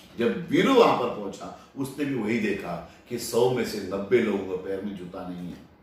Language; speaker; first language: Hindi; non-native, local second language; Marathi